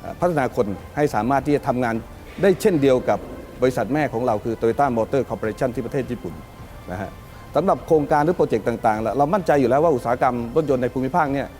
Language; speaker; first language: Thai; native; Thai